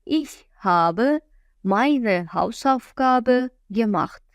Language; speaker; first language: German; non-native, fluent; Azerbaijani